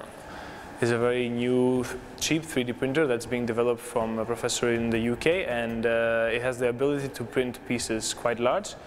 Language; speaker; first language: English; non-native, fluent; Greek